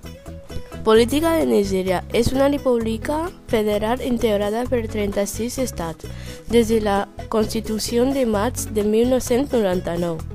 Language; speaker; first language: Catalan; non-native, learner; Bini